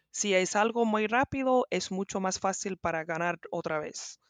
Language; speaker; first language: Spanish; non-native, learner; English